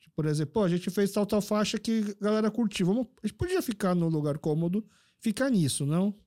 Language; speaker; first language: Portuguese; early bilingual, other home language; Korean